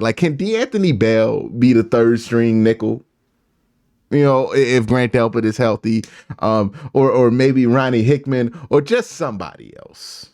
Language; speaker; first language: English; native; English